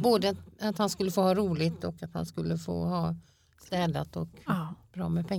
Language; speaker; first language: Swedish; native; Swedish